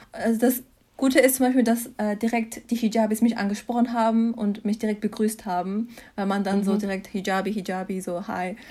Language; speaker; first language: German; early bilingual, other home language; Turkish